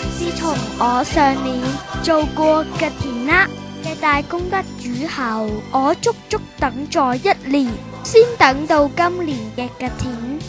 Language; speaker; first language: Cantonese; early bilingual, other home language; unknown